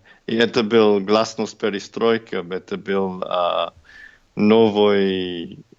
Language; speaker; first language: Russian; non-native, learner; English